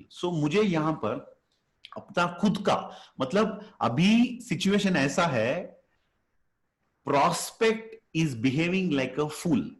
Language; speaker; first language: Hindi; native; Hindi